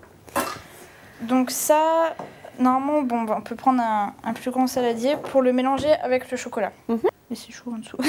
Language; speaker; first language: French; native; French